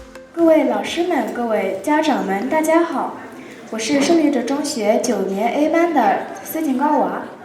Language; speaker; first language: Chinese; non-native, learner; Mongolian